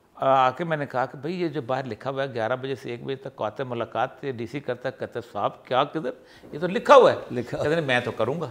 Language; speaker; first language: Urdu; non-native, local second language; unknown